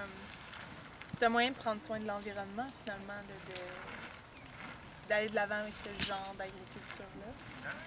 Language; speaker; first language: French; native; French